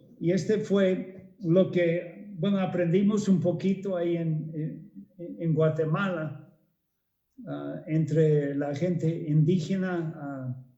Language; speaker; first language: Spanish; non-native, fluent; English